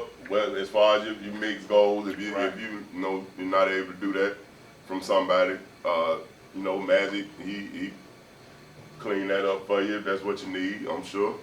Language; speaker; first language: English; native; English